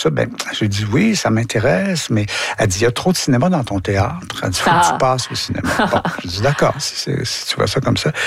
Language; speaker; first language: French; native; French